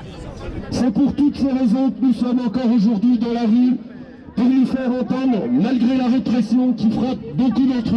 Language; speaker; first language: French; native; French